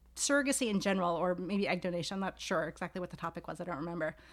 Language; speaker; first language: English; native; English